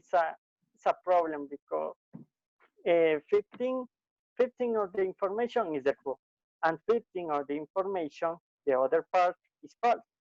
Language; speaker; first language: English; non-native, learner; Spanish